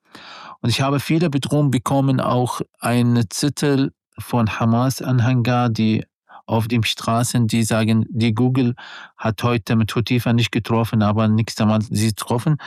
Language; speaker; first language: German; non-native, learner; Arabic